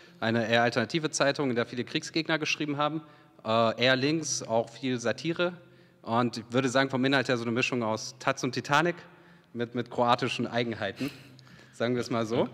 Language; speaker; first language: German; early bilingual, other home language; Serbian